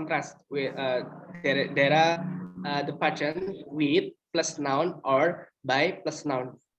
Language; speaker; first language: English; non-native, learner; Indonesian